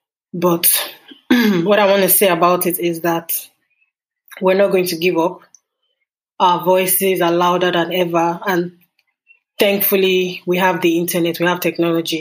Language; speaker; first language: English; non-native, local second language; Yoruba